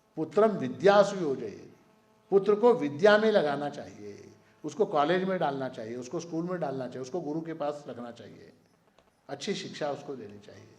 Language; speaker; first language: Hindi; non-native, local second language; Marathi